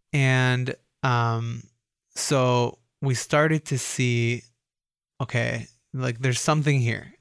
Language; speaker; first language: English; native; English